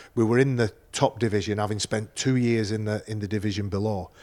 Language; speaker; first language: English; native; English